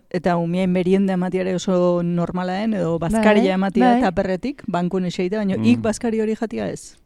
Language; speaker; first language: Basque; native; Basque